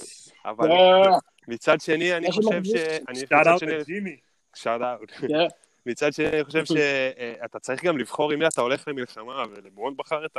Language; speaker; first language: Hebrew; native; Hebrew